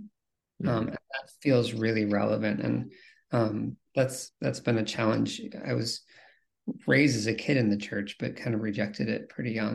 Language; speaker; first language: English; native; English